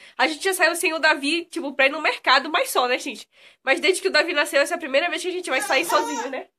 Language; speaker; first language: Portuguese; native; Portuguese